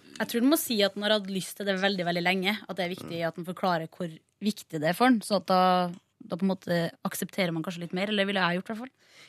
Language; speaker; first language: Norwegian; native; Norwegian